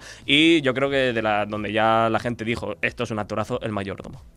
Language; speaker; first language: Spanish; native; Spanish